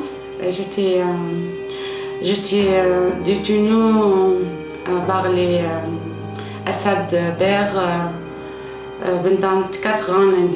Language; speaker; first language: French; non-native, learner; Arabic